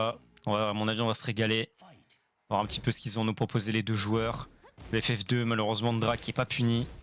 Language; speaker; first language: French; native; French